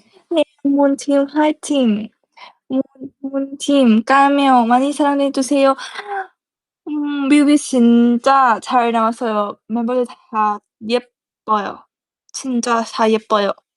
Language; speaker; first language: Korean; non-native, learner; Thai